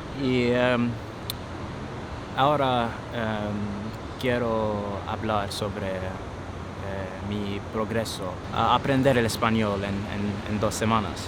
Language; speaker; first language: Spanish; non-native, learner; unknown